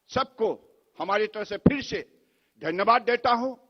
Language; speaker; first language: Hindi; non-native, local second language; Assamese